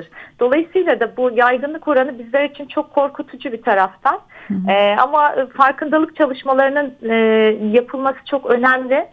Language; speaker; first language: Turkish; native; Turkish